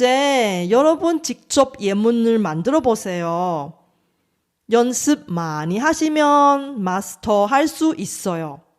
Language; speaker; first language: Korean; non-native, fluent; Chinese